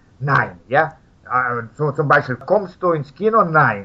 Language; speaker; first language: German; non-native, fluent; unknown